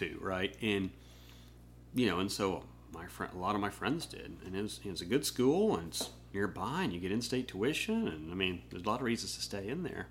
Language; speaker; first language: English; native; English